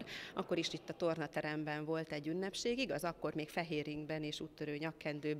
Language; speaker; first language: Hungarian; native; Hungarian